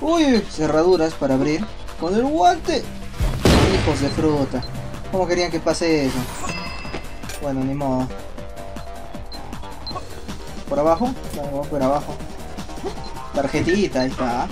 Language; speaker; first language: Spanish; native; Spanish